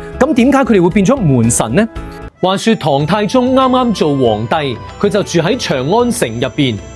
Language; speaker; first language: Cantonese; native; Cantonese